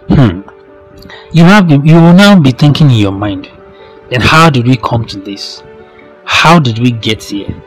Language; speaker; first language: English; non-native, local second language; Yoruba